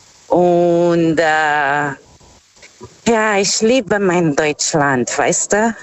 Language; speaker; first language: German; non-native, learner; Portuguese